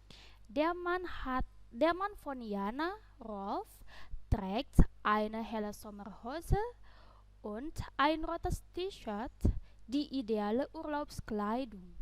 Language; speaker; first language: German; non-native, fluent; Indonesian